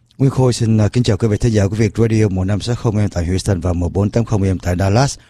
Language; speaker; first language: Vietnamese; early bilingual, heritage; Vietnamese